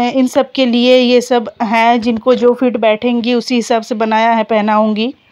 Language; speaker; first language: Hindi; non-native, local second language; Bangla